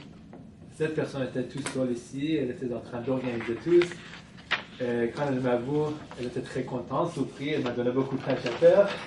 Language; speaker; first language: French; non-native, fluent; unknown